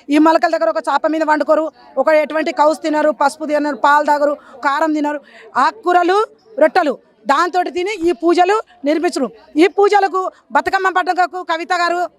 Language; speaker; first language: Telugu; non-native, local second language; Lambadi